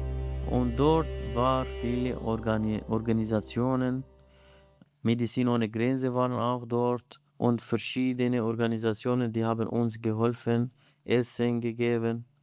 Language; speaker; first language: German; non-native, learner; Arabic